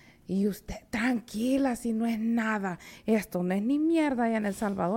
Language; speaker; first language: Spanish; early bilingual, heritage; Spanish